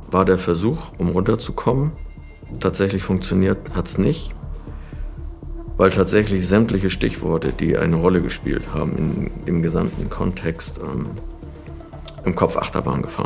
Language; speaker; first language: German; native; German